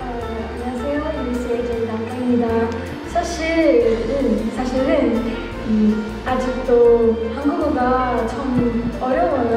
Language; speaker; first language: Korean; non-native, learner; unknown